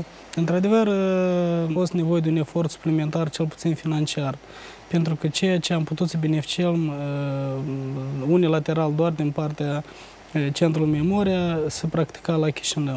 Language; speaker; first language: Romanian; native; Romanian